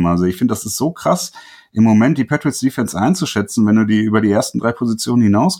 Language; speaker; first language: German; native; German